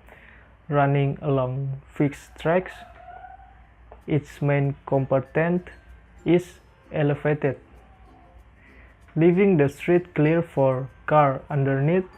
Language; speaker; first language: English; non-native, learner; Indonesian